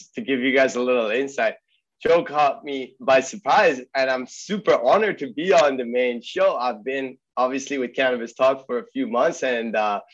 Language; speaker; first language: English; early bilingual, other home language; Persian